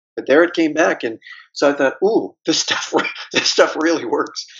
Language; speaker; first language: English; native; English